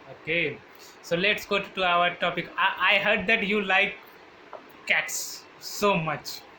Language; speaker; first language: English; non-native, learner; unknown